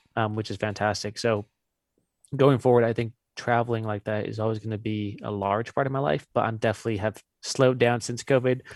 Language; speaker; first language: English; early bilingual, other home language; Hindi